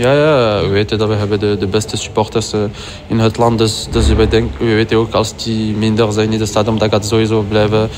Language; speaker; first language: Dutch; non-native, local second language; French